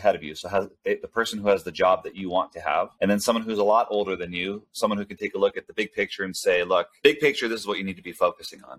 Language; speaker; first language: English; early bilingual, other home language; Spanish